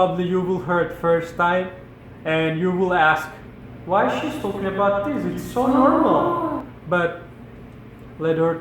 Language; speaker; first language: English; non-native, fluent; Turkish